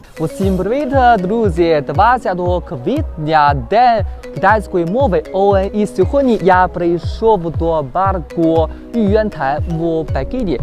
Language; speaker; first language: Ukrainian; non-native, fluent; Chinese